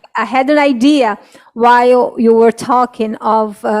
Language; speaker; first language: English; non-native, fluent; Portuguese